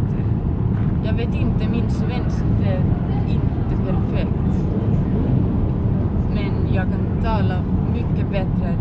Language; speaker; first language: Swedish; non-native, local second language; Finnish